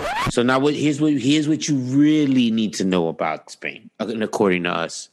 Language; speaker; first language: English; early bilingual, other home language; Spanish